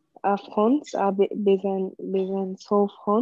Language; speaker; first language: French; non-native, learner; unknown